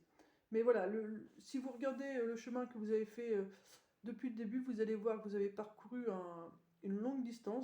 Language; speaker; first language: French; native; French